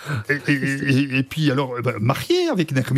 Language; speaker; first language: French; native; French